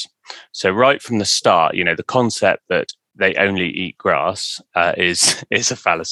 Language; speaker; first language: English; native; English